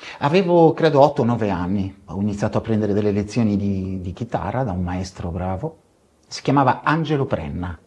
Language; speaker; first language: Italian; early bilingual, other home language; Spanish